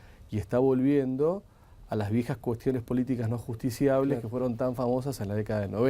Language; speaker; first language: Spanish; native; Spanish